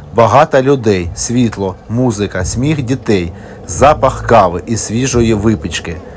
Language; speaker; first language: Ukrainian; native; Ukrainian